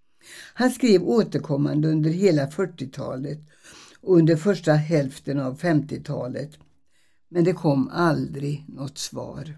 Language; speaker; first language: Swedish; early bilingual, other home language; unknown